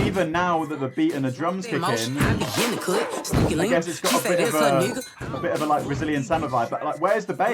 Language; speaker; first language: English; native; English